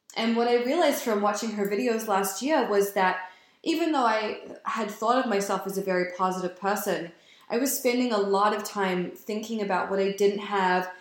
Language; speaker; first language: English; native; English